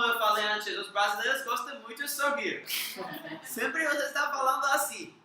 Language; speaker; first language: Portuguese; non-native, learner; English